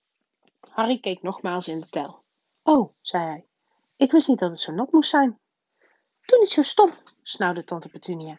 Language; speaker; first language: Dutch; native; Dutch